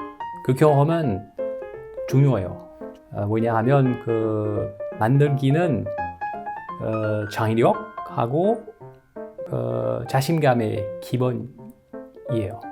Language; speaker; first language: Korean; non-native, learner; French